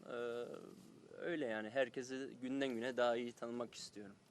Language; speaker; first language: Turkish; early bilingual, heritage; Turkish